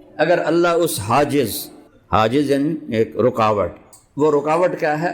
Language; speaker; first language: Urdu; non-native, local second language; Punjabi